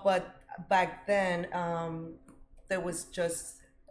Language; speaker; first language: English; early bilingual, other home language; Spanish